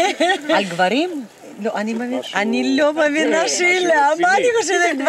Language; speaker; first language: Hebrew; non-native, learner; Russian